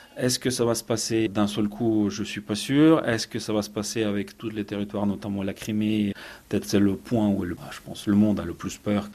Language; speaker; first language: French; non-native, fluent; Ukrainian